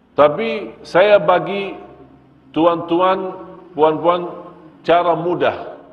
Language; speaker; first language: Indonesian; non-native, fluent; Arabic